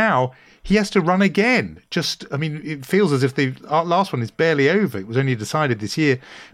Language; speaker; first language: English; native; English